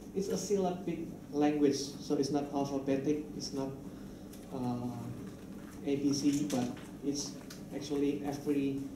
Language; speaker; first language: English; non-native, fluent; Indonesian